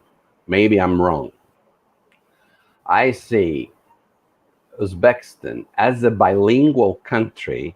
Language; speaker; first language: English; non-native, fluent; Portuguese